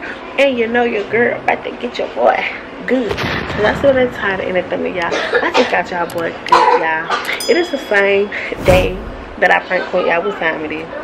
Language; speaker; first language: English; native; English